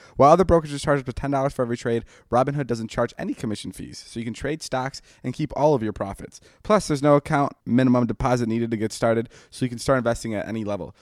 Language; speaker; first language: English; early bilingual, other home language; Slovak